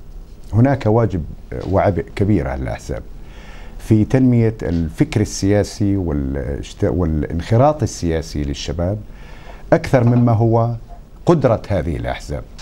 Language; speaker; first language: Arabic; native; Arabic